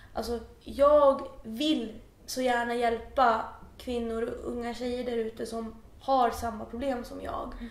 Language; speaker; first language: Swedish; early bilingual, other home language; Persian